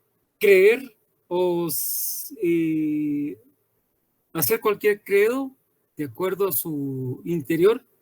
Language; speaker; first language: Spanish; native; Spanish